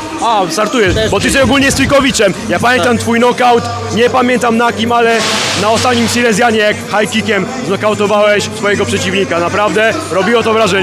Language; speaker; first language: Polish; native; Polish